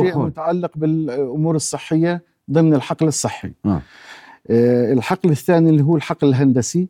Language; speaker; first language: Arabic; native; Arabic